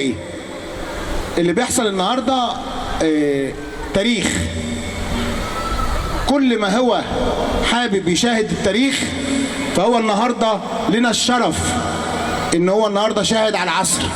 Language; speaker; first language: Arabic; native; Arabic